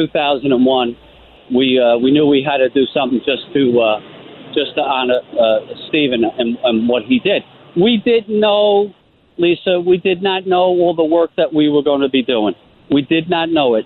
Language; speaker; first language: English; native; English